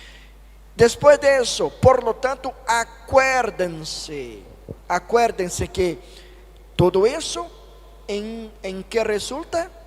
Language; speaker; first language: Spanish; non-native, fluent; Portuguese